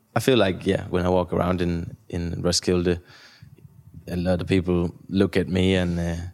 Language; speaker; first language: English; non-native, fluent; Danish